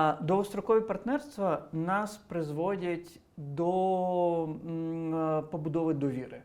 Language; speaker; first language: Ukrainian; non-native, local second language; Crimean Tatar